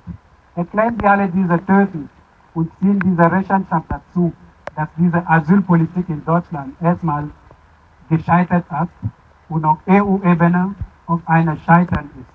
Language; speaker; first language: German; non-native, fluent; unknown